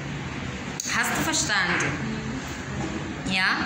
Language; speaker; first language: German; non-native, learner; English